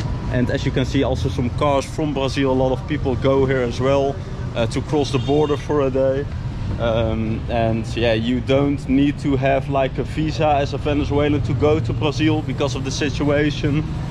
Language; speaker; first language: English; non-native, fluent; Dutch